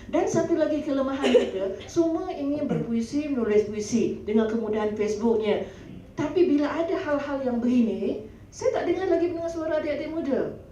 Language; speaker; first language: Malay; native; Malay